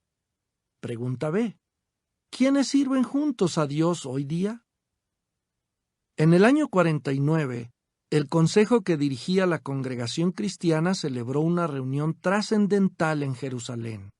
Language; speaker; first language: Spanish; native; Spanish